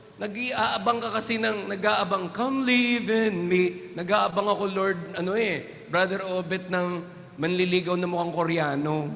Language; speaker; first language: Filipino; non-native, local second language; Waray